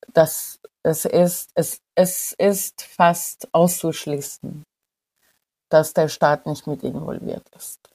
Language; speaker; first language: German; non-native, fluent; Persian